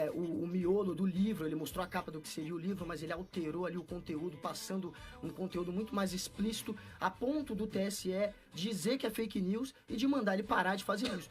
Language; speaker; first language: Portuguese; native; Portuguese